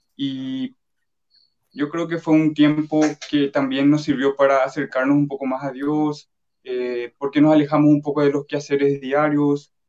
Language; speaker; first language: Spanish; native; Spanish